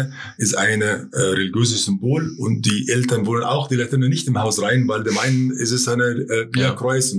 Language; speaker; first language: German; non-native, fluent; Arabic